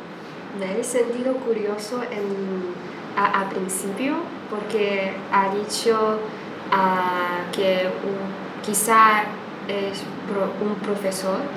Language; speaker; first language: Spanish; non-native, fluent; Chinese